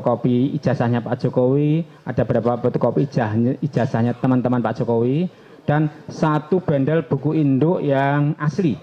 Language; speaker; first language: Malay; non-native, local second language; Javanese